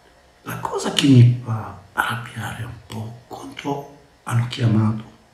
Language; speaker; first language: Italian; non-native, learner; Arabic